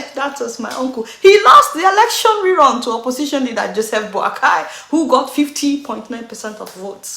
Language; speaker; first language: English; non-native, local second language; Yoruba